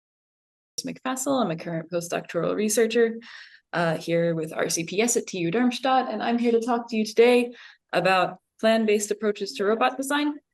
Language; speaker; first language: English; native; English